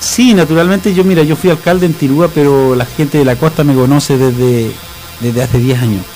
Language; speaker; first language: Spanish; native; Spanish